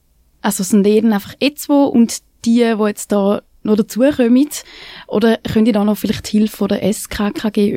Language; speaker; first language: German; native; German